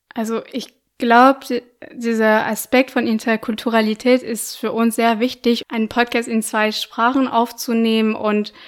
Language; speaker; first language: German; non-native, fluent; French